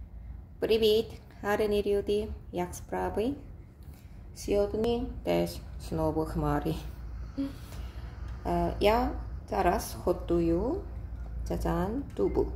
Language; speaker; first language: Ukrainian; non-native, learner; Korean